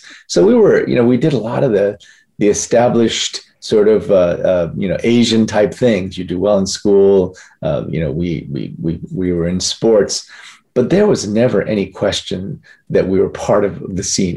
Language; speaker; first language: English; early bilingual, other home language; Korean